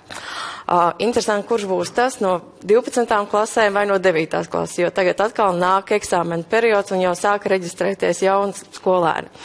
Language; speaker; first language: Latvian; native; Latvian